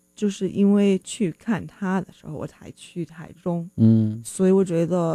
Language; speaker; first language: Chinese; non-native, fluent; English